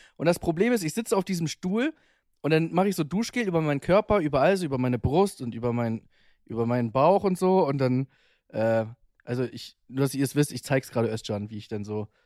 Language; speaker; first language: German; native; German